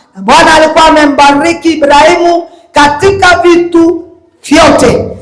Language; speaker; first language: Swahili; non-native, local second language; Kalenjin